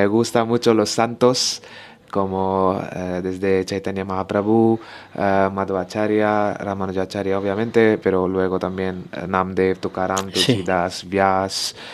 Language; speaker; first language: Spanish; non-native, learner; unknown